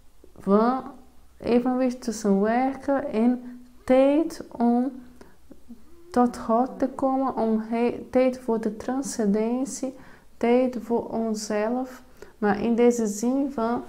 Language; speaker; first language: Dutch; non-native, fluent; Portuguese